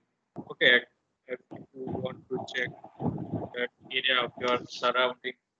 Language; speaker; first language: English; non-native, local second language; Gujarati